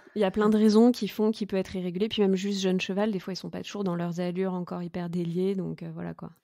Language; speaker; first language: French; native; French